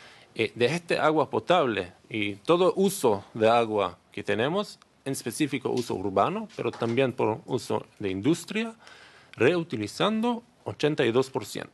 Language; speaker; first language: Spanish; non-native, learner; Hebrew